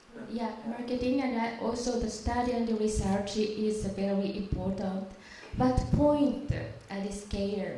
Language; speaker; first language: English; non-native, learner; Japanese